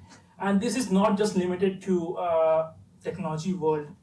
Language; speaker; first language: English; non-native, fluent; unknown